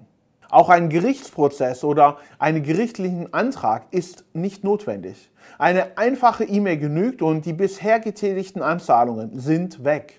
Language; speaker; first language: German; native; German